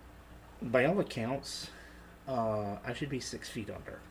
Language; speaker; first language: English; native; English